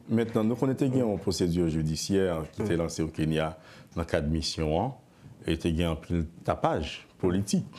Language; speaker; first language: French; non-native, local second language; Haitian Creole